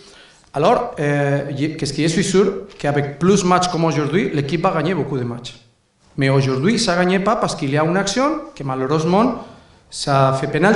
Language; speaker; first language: French; non-native, learner; Spanish